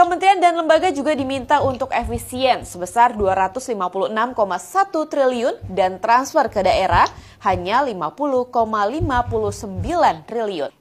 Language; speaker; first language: Indonesian; native; Indonesian